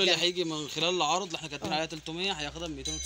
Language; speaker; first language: Arabic; native; Arabic